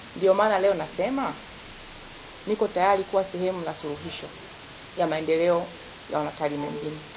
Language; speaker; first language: Swahili; native; Swahili